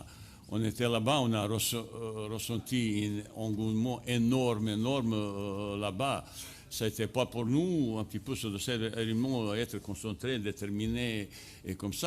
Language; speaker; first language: French; non-native, fluent; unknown